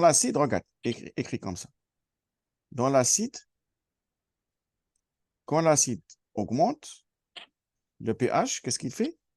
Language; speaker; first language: French; non-native, fluent; Arabic